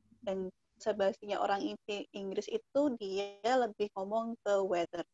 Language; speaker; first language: Indonesian; native; Indonesian